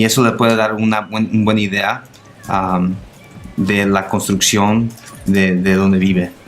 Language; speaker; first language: Spanish; non-native, local second language; English